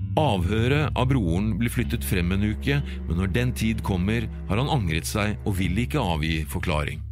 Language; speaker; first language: Norwegian; native; Norwegian